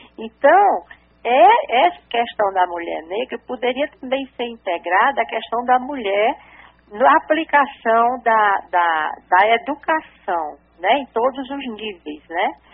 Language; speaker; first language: Portuguese; native; Portuguese